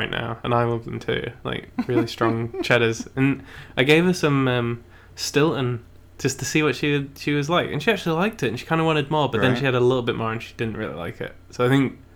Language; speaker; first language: English; native; English